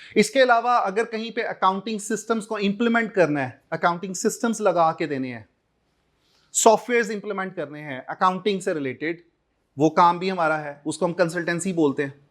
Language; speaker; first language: Urdu; non-native, local second language; Punjabi